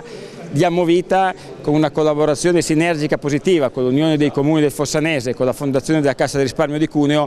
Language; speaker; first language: Italian; native; Italian